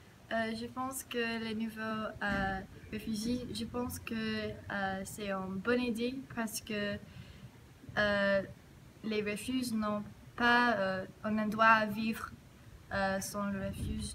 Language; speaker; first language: French; non-native, learner; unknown